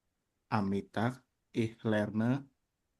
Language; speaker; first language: German; non-native, learner; Indonesian